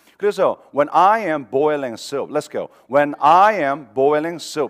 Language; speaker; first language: English; non-native, fluent; Korean